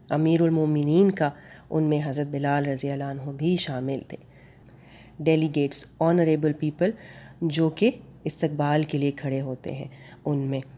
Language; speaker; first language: Urdu; native; Urdu